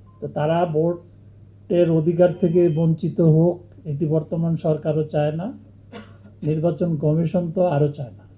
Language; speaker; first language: Bangla; native; Bangla